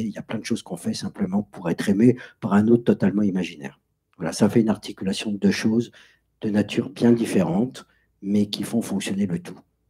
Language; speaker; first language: French; native; French